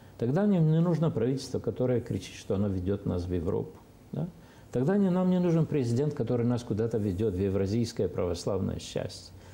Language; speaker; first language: Russian; non-native, local second language; Romanian